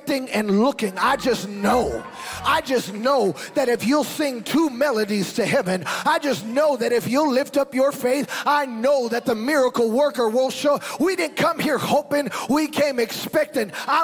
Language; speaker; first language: English; native; English